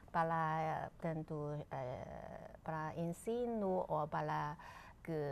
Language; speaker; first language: Portuguese; non-native, local second language; Chinese